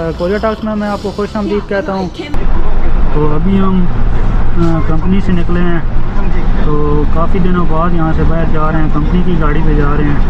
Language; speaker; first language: Urdu; non-native, local second language; Punjabi